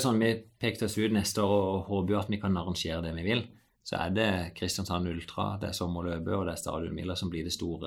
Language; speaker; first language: Norwegian; native; Norwegian